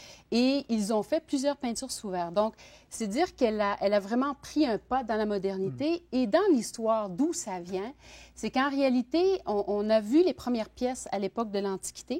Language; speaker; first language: French; native; French